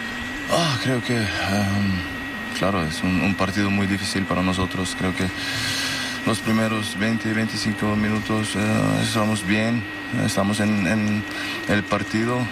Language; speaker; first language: Spanish; non-native, learner; German